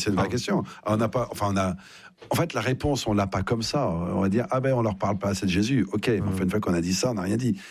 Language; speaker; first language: French; native; French